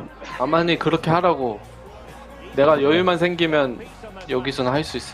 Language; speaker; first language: Korean; native; Korean